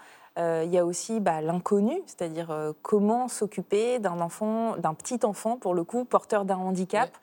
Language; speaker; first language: French; native; French